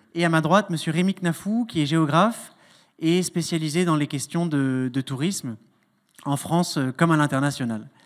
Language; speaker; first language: French; native; French